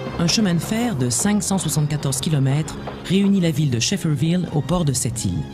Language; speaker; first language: French; native; French